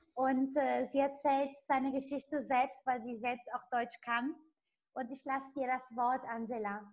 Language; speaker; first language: German; non-native, fluent; Italian